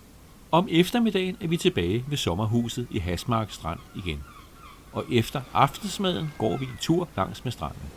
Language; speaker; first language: Danish; native; Danish